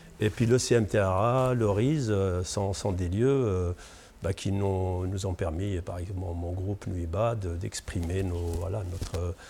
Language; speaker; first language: French; non-native, local second language; Arabic